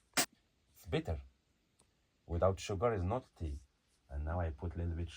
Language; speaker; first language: English; non-native, learner; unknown